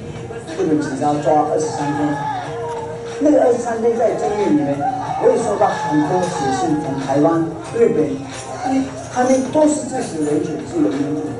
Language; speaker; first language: Chinese; non-native, fluent; Tibetan